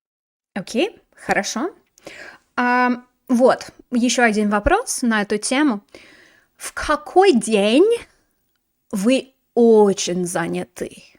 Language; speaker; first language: Russian; non-native, fluent; English